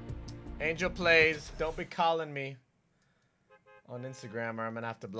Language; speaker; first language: English; native; English